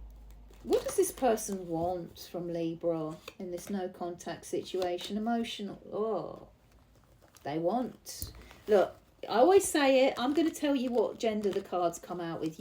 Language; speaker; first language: English; native; English